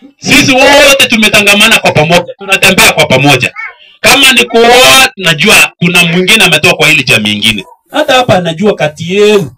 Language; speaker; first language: Swahili; non-native, local second language; Kalenjin